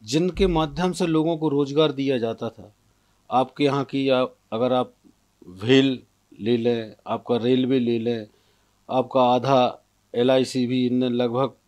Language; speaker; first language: Hindi; native; Hindi